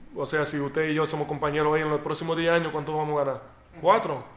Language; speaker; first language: Spanish; early bilingual, heritage; Spanish